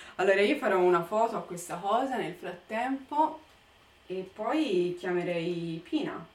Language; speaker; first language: Italian; native; Italian